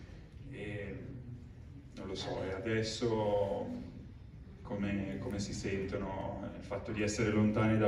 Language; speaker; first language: Italian; native; Italian